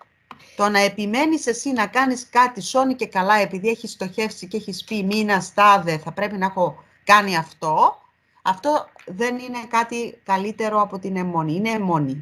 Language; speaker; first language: Greek; native; Greek